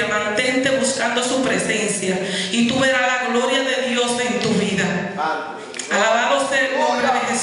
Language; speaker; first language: Spanish; native; Spanish